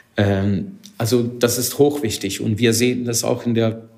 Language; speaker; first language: German; non-native, fluent; Hungarian